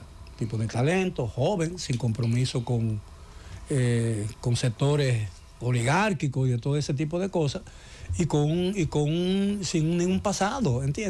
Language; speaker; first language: Spanish; native; Spanish